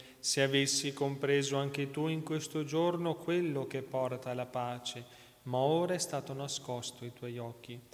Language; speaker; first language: Italian; native; Italian